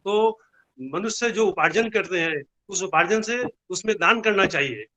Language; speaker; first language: Hindi; non-native, local second language; Bangla